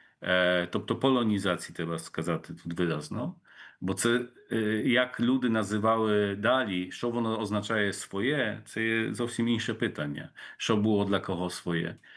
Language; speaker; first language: Polish; non-native, local second language; Ukrainian